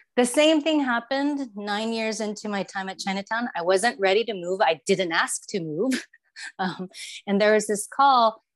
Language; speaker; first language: English; non-native, fluent; Chinese